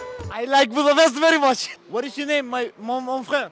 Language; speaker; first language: English; non-native, learner; Danish